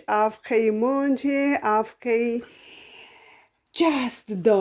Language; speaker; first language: French; non-native, learner; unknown